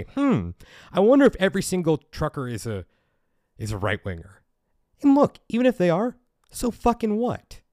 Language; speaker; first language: English; native; English